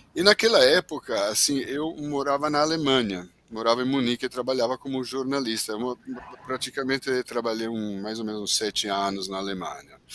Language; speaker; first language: Portuguese; non-native, fluent; Italian